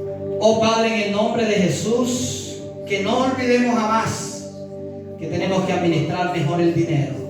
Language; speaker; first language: Spanish; native; Spanish